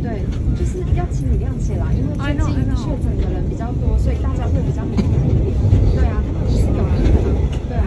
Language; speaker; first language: Chinese; native; Chinese